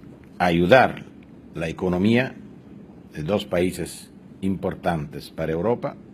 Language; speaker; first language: Spanish; non-native, fluent; Italian